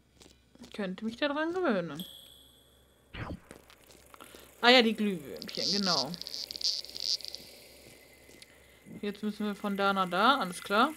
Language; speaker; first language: German; native; German